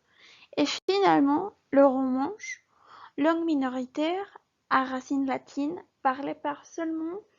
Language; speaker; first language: French; non-native, learner; Spanish